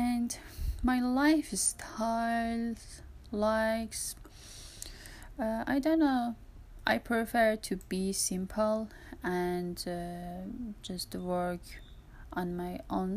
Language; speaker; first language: English; non-native, learner; Persian